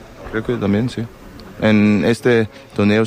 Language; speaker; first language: Spanish; non-native, learner; German